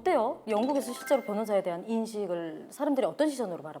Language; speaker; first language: Korean; native; Korean